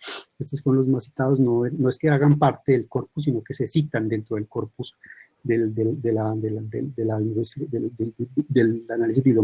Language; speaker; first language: Spanish; native; Spanish